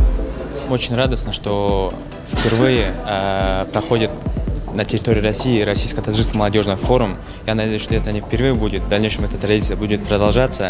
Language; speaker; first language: Russian; non-native, local second language; Tajik